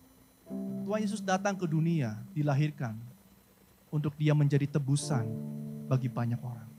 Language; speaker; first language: Indonesian; native; Indonesian